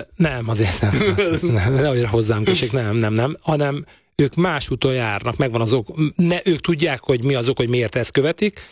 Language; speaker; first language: Hungarian; native; Hungarian